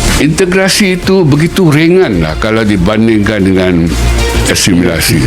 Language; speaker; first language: Malay; native; Malay